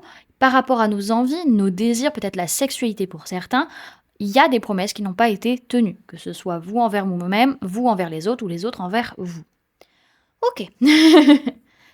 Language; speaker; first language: French; native; French